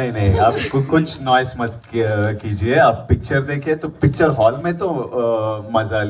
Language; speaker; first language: Hindi; non-native, local second language; Telugu